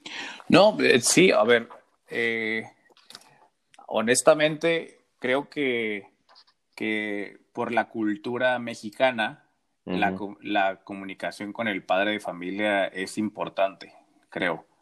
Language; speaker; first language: Spanish; native; Spanish